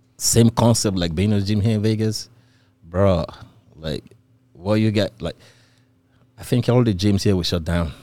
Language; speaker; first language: English; non-native, local second language; Igbo